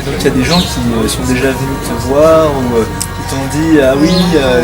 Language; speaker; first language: French; native; French